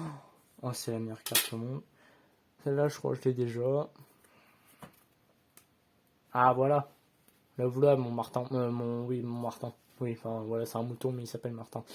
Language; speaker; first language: French; native; French